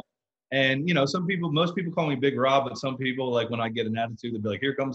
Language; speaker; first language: English; native; English